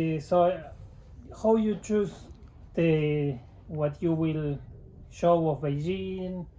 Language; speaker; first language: English; non-native, learner; Spanish